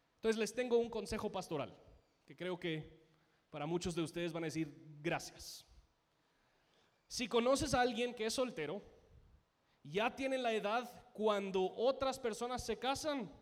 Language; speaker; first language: Spanish; non-native, fluent; English